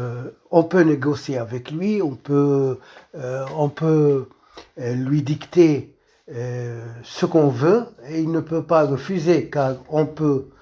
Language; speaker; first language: French; non-native, local second language; Arabic